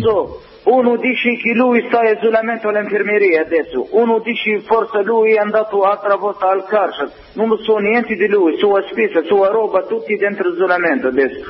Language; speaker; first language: Italian; non-native, learner; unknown